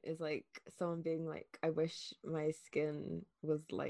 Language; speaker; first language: English; native; English